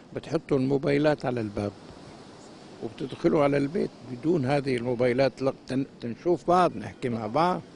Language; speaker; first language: Arabic; native; Arabic